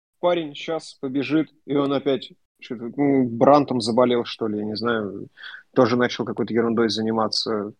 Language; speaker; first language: Russian; native; Russian